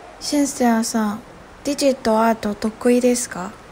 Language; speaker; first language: Japanese; non-native, learner; Chinese